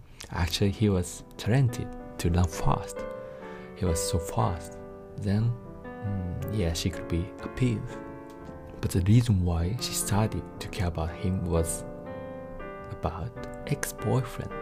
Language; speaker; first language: English; non-native, fluent; Japanese